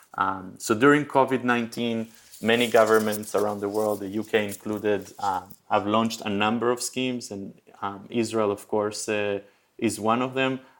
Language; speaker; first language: English; early bilingual, other home language; Spanish